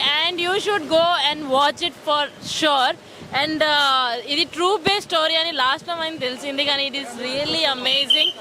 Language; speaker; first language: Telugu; non-native, local second language; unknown